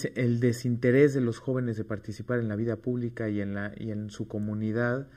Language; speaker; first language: Spanish; native; Spanish